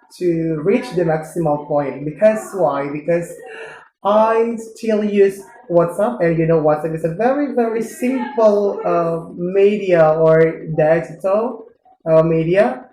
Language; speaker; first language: English; non-native, learner; Indonesian